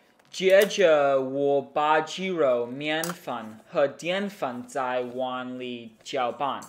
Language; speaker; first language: Chinese; non-native, learner; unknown